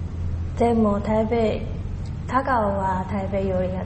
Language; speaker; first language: Japanese; non-native, learner; Chinese